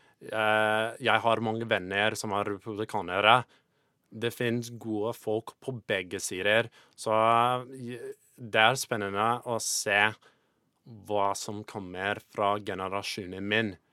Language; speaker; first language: Norwegian; non-native, fluent; English